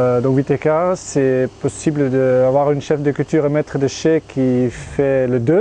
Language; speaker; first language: French; non-native, fluent; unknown